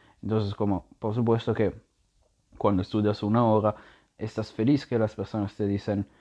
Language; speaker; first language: Spanish; non-native, learner; Italian